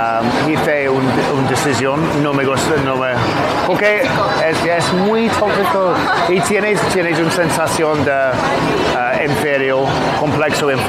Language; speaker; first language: Spanish; non-native, learner; English